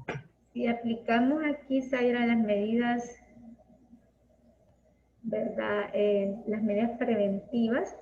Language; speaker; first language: Spanish; native; Spanish